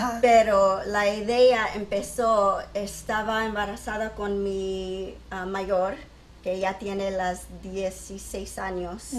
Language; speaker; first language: Spanish; early bilingual, heritage; English